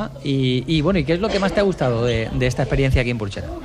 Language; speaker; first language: Spanish; native; Spanish